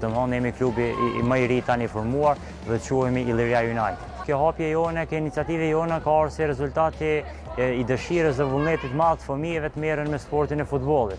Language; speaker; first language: Albanian; native; Albanian